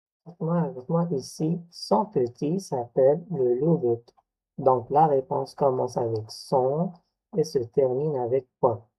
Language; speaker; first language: French; non-native, local second language; Arabic